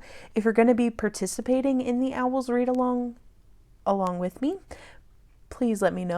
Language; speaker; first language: English; native; English